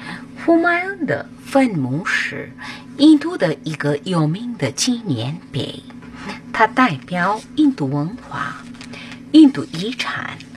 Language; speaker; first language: Chinese; non-native, learner; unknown